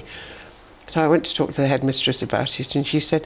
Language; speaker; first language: English; native; English